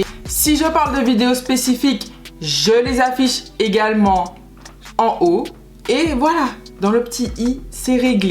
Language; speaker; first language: French; native; French